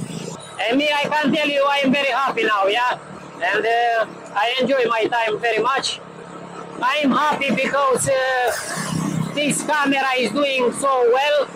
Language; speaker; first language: English; non-native, learner; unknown